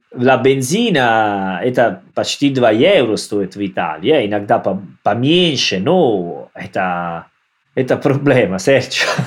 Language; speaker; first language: Russian; non-native, learner; Italian